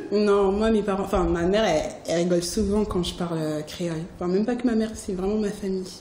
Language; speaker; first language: French; early bilingual, other home language; Haitian Creole